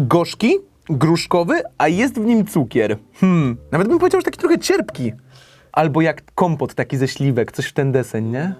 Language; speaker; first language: Polish; native; Polish